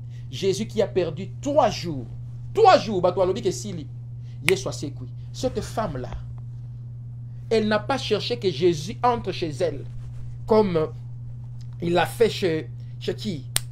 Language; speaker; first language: French; non-native, local second language; Lingala